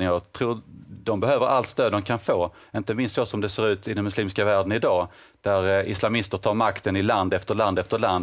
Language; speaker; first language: Swedish; native; Swedish